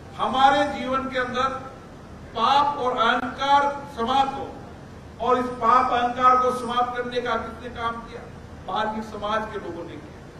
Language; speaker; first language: Hindi; native; Hindi